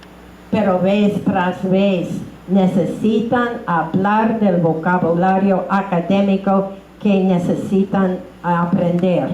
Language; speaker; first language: Spanish; non-native, fluent; English